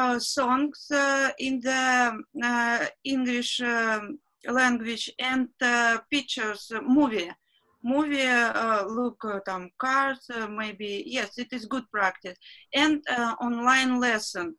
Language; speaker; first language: English; non-native, learner; Russian